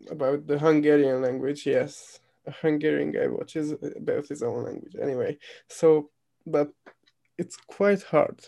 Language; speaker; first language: English; non-native, fluent; Hungarian